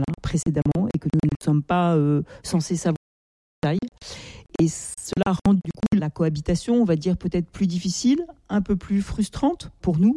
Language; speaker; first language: French; native; French